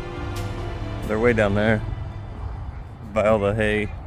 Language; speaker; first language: English; native; English